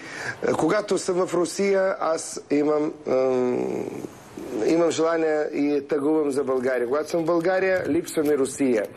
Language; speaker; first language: Bulgarian; early bilingual, heritage; Russian